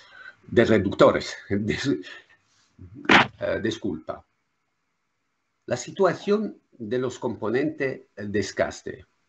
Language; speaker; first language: Spanish; non-native, learner; French